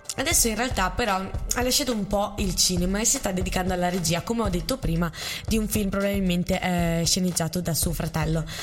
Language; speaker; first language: Italian; native; Italian